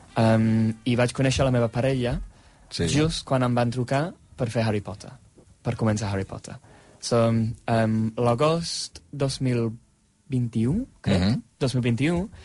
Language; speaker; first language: Catalan; non-native, fluent; English